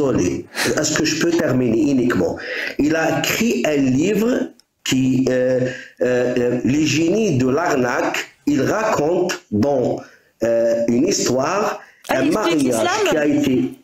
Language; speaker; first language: French; non-native, local second language; Arabic